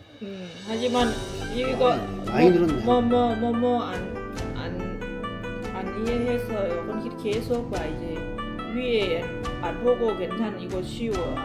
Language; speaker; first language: Korean; non-native, learner; Lao